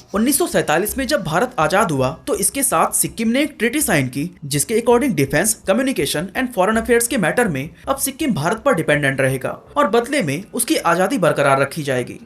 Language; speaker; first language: Hindi; native; Hindi